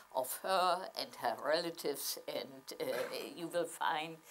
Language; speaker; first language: English; non-native, fluent; German